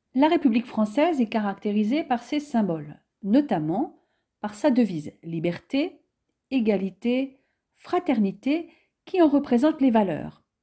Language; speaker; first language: French; native; French